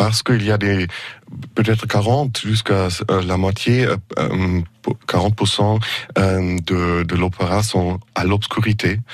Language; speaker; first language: French; non-native, fluent; German